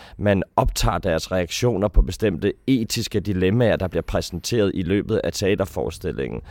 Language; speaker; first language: Danish; native; Danish